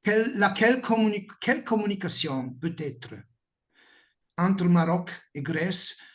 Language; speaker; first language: French; non-native, learner; Italian